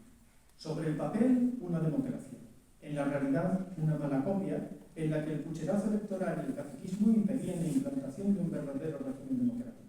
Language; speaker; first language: Spanish; native; Spanish